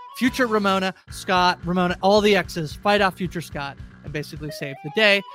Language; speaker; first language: English; native; English